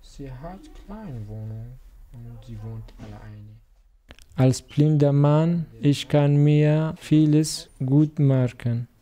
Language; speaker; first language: German; non-native, learner; Arabic